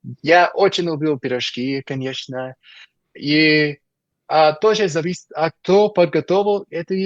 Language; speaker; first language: Russian; non-native, learner; English